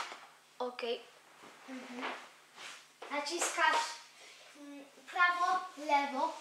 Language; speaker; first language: Polish; early bilingual, heritage; Polish